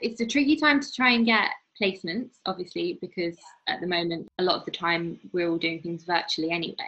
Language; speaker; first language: English; native; English